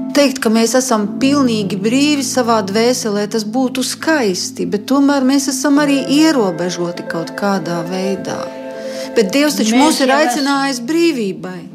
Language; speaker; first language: Latvian; native; Latvian